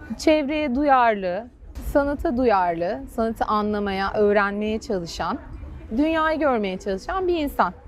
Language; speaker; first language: Turkish; native; Turkish